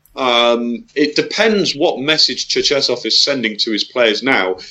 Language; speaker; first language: English; native; English